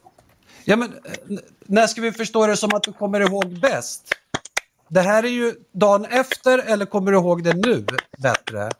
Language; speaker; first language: Swedish; native; Swedish